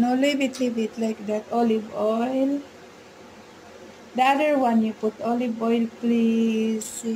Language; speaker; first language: English; non-native, local second language; Filipino